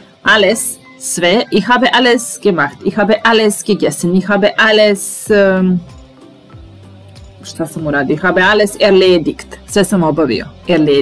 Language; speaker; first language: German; non-native, fluent; Serbian